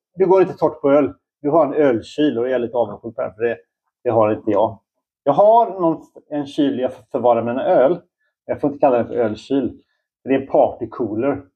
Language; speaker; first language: Swedish; native; Swedish